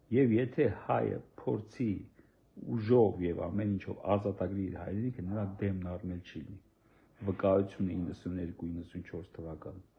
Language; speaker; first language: Armenian; native; Armenian